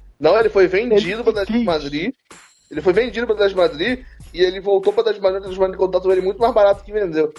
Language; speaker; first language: Portuguese; native; Portuguese